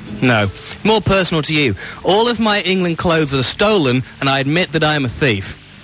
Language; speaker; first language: English; native; English